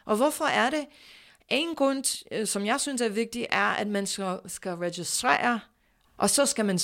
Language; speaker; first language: Danish; non-native, fluent; English